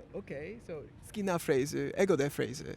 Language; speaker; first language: Japanese; non-native, learner; English